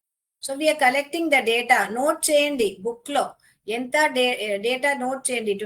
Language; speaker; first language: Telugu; non-native, learner; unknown